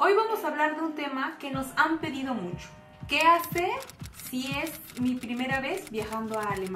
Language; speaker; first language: Spanish; native; Spanish